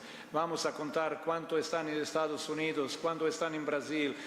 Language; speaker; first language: Spanish; non-native, fluent; Portuguese